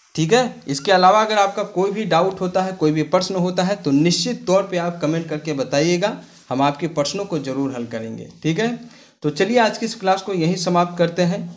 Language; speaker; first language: Hindi; native; Hindi